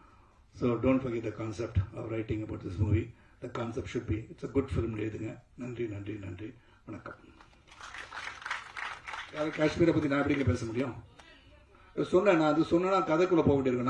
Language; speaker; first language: Tamil; native; Tamil